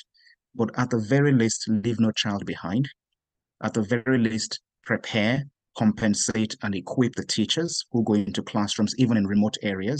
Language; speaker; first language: English; non-native, local second language; Yoruba